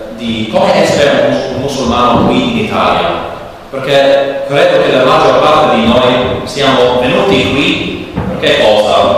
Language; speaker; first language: Italian; non-native, learner; English